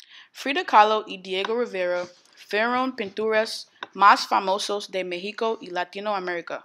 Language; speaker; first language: Spanish; non-native, learner; English